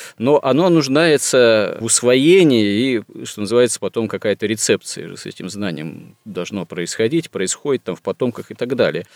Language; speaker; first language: Russian; native; Russian